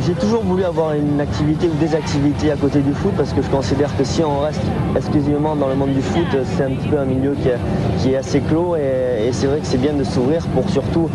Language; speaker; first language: French; native; French